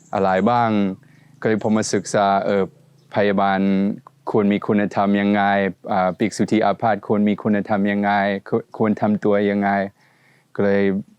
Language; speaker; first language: Thai; non-native, fluent; Swedish